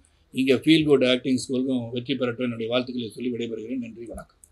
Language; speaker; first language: Tamil; native; Tamil